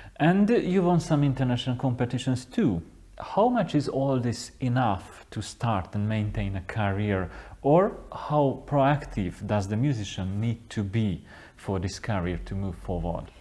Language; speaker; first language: English; non-native, fluent; Hungarian